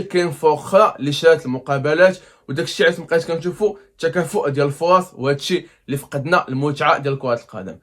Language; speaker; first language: Arabic; native; Arabic